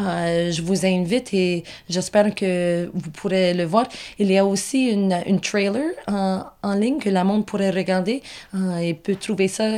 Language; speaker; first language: French; non-native, local second language; English